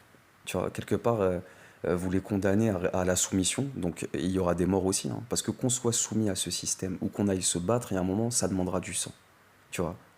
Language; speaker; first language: French; native; French